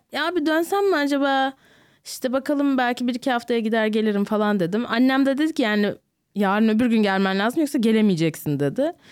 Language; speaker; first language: Turkish; early bilingual, heritage; Turkish